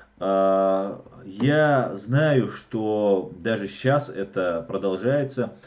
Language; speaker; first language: Russian; non-native, local second language; Chechen